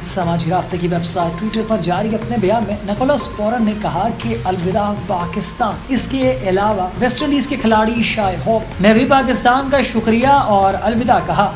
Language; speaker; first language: Urdu; native; Urdu